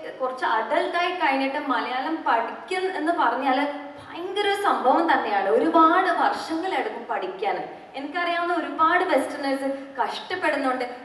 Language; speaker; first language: Malayalam; early bilingual, other home language; English